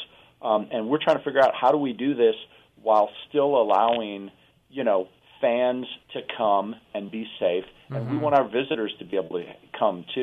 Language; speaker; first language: English; native; English